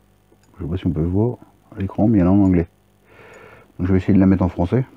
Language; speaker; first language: French; native; French